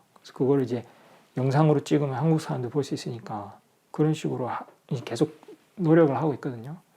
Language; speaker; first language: Korean; native; Korean